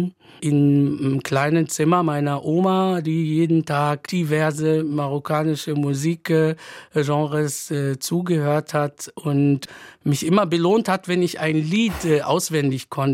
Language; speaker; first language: German; non-native, fluent; Arabic